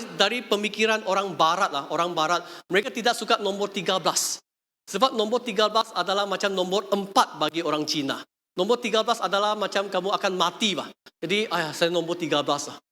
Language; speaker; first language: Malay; non-native, local second language; Chinese